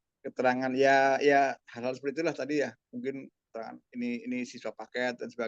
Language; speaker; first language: Indonesian; native; Indonesian